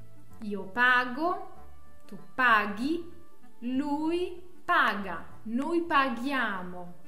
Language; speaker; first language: Italian; non-native, fluent; French